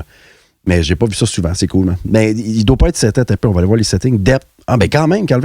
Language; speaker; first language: French; native; French